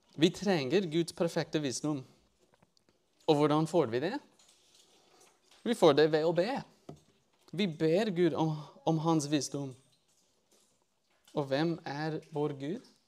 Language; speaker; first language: Norwegian; non-native, fluent; English